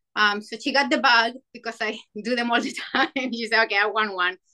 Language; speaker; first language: English; non-native, fluent; Spanish